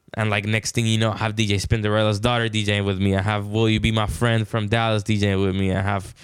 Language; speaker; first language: English; non-native, fluent; Spanish